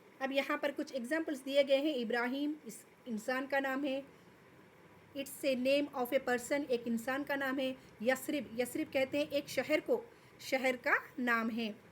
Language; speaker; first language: Urdu; native; Urdu